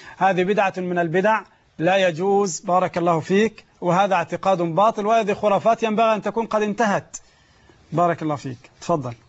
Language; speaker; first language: Arabic; native; Arabic